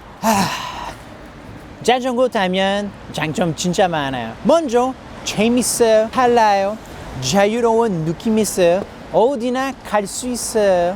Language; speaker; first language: Korean; non-native, learner; English